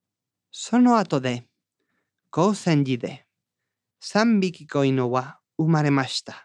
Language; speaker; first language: Japanese; non-native, learner; Spanish